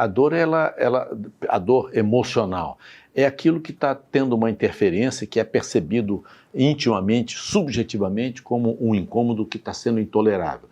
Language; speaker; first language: Portuguese; native; Portuguese